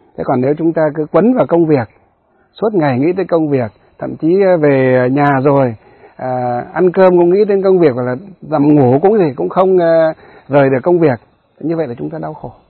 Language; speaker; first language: Vietnamese; non-native, local second language; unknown